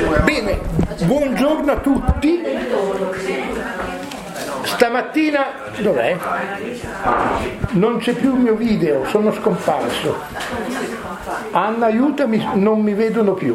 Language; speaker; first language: Italian; native; Italian